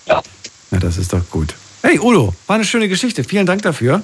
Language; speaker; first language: German; native; German